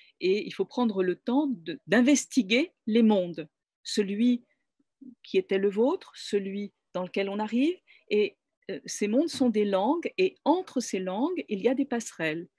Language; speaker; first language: French; native; French